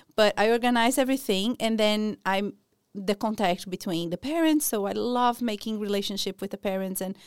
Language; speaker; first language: English; non-native, fluent; Portuguese